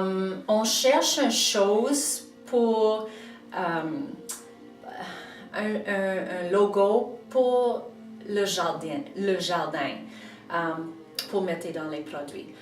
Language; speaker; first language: French; non-native, local second language; English